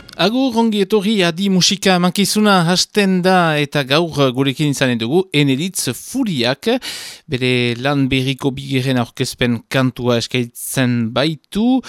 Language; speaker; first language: Basque; native; Basque